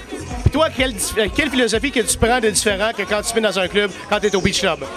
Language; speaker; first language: French; native; French